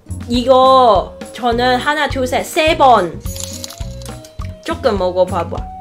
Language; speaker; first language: Korean; non-native, learner; Cantonese